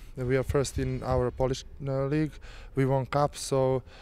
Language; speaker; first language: English; non-native, fluent; Serbian